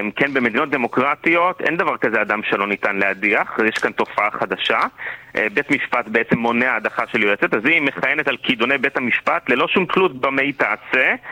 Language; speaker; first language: Hebrew; native; Hebrew